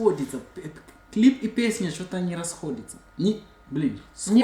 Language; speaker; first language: Russian; non-native, fluent; English